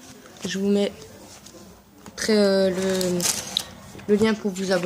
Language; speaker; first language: French; native; French